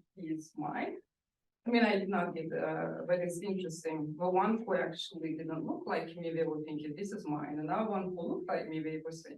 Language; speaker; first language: English; non-native, fluent; Russian